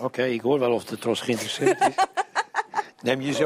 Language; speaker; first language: Dutch; native; Dutch